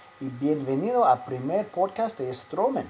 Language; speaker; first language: Spanish; non-native, fluent; English